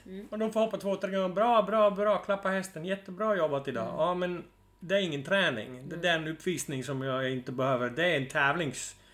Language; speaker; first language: Swedish; non-native, fluent; Dutch